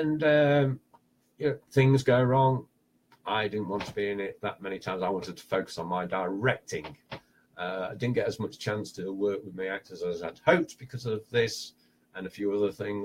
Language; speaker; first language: English; native; English